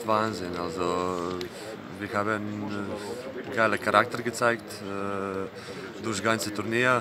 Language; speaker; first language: German; non-native, fluent; Croatian